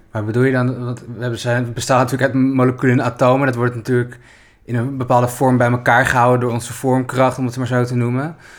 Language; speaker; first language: Dutch; native; Dutch